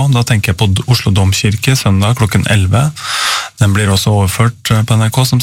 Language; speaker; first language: Norwegian; native; Norwegian